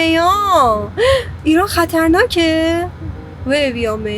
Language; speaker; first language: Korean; non-native, learner; Persian